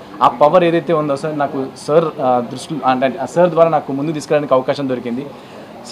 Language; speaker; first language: Telugu; native; Telugu